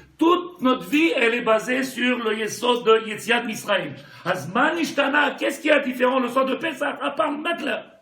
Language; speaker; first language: French; native; French